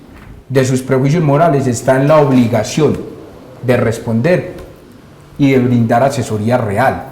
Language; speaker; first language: Spanish; native; Spanish